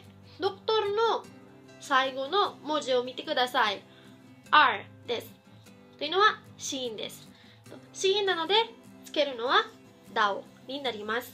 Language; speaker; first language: Japanese; non-native, fluent; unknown